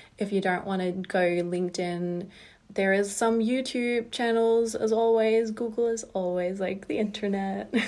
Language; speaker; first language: English; non-native, fluent; German